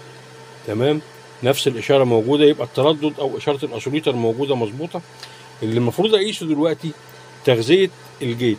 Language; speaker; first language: Arabic; native; Arabic